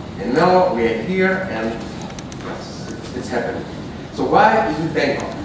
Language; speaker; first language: English; non-native, fluent; Russian